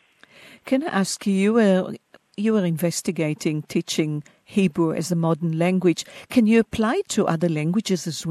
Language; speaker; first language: English; non-native, fluent; Hebrew